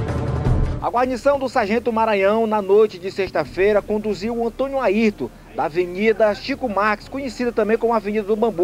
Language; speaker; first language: Portuguese; native; Portuguese